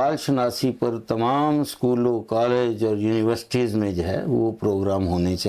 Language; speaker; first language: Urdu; non-native, local second language; Punjabi